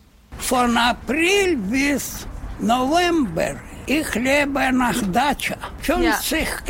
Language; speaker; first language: German; non-native, learner; Russian